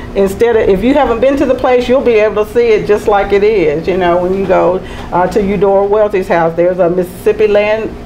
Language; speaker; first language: English; native; English